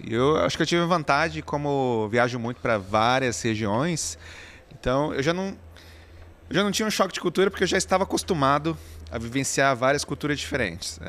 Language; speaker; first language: Portuguese; native; Portuguese